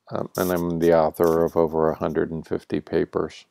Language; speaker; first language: English; native; English